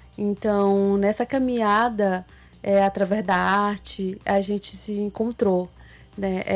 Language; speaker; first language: Portuguese; non-native, local second language; Ticuna